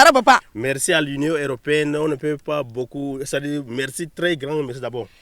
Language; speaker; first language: French; non-native, local second language; Fula